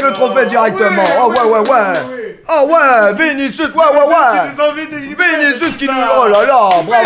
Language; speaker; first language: French; native; French